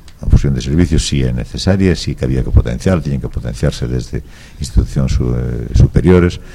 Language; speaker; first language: Galician; native; Galician